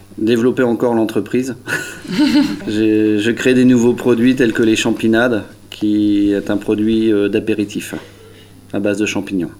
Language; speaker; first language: French; native; French